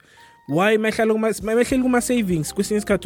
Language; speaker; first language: English; non-native, local second language; Zulu